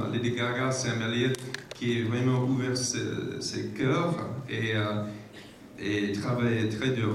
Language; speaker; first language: French; non-native, fluent; English